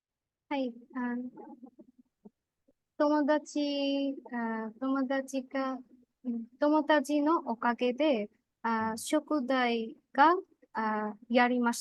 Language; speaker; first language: Japanese; non-native, learner; Bangla